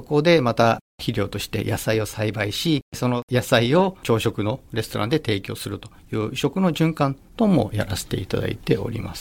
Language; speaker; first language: Japanese; native; Japanese